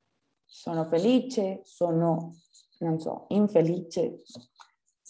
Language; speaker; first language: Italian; non-native, fluent; Spanish